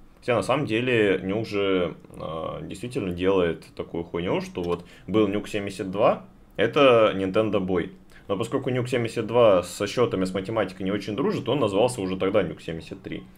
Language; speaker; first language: Russian; native; Russian